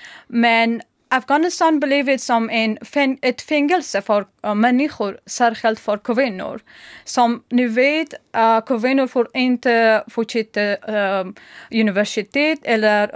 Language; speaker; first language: Swedish; non-native, learner; Persian